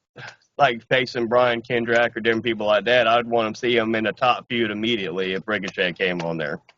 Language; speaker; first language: English; native; English